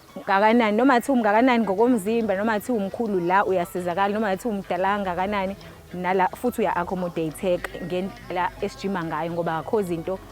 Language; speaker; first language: Zulu; native; Zulu